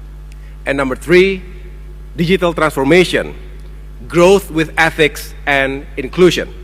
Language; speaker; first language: English; non-native, fluent; Indonesian